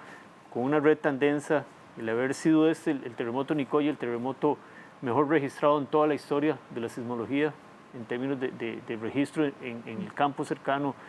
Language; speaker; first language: Spanish; native; Spanish